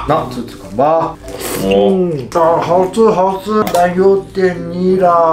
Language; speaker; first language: Chinese; non-native, learner; Japanese